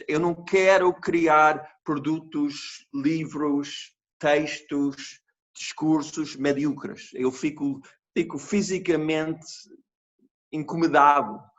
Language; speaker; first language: Portuguese; non-native, fluent; English